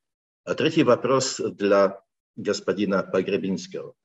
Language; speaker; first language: Russian; non-native, learner; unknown